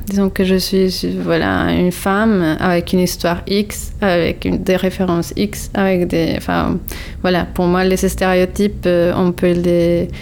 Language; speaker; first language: French; non-native, fluent; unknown